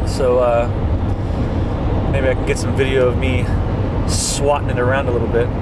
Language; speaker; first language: English; native; English